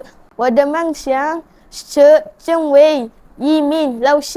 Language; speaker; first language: Chinese; non-native, learner; Malay